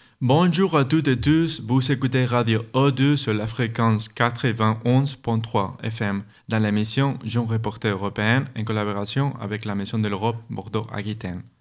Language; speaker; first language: French; non-native, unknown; Spanish